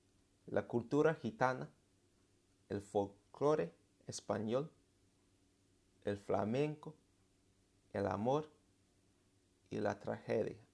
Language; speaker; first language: Spanish; non-native, fluent; English